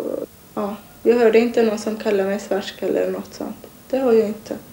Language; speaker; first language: Swedish; non-native, learner; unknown